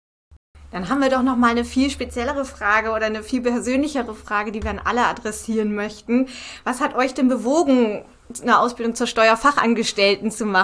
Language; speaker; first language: German; native; German